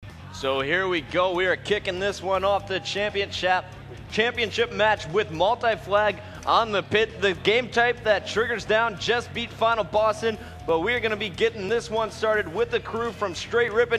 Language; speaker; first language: English; native; English